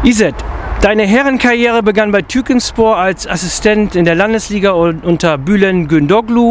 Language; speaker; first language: German; native; German